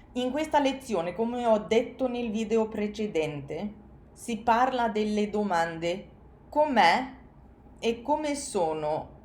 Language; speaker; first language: Italian; non-native, fluent; English